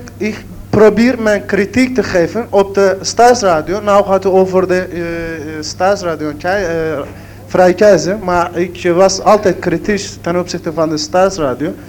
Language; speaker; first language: Dutch; non-native, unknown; Turkish